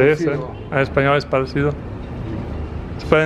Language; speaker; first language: Spanish; non-native, fluent; Italian